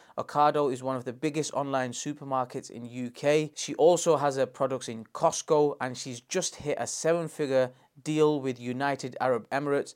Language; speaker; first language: English; non-native, local second language; Urdu